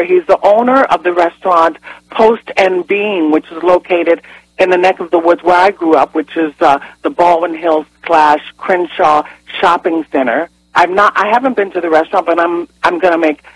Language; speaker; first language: English; native; English